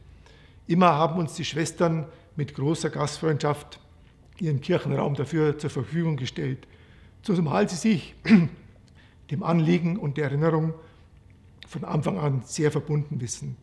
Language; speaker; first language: German; native; German